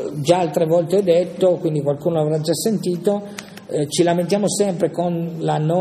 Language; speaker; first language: Italian; native; Italian